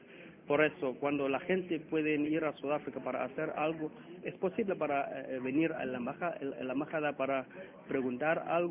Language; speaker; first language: Spanish; non-native, learner; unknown